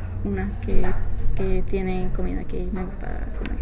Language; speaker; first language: Spanish; non-native, fluent; English